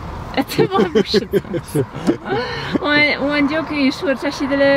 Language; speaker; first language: Chinese; non-native, learner; Polish